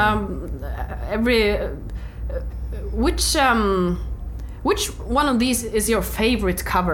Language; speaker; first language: English; non-native, learner; Norwegian